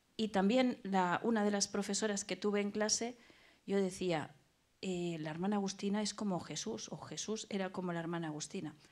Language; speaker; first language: Spanish; native; Spanish